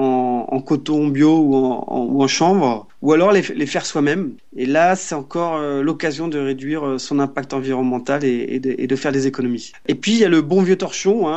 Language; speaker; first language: French; native; French